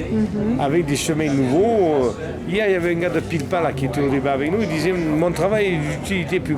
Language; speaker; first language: French; native; French